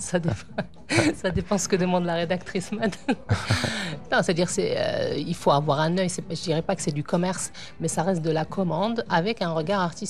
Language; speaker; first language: French; native; French